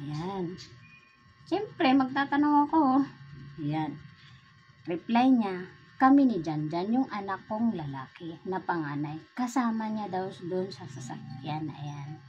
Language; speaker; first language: Filipino; non-native, local second language; Cebuano